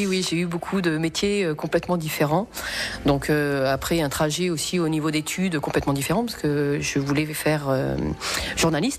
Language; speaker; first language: French; native; French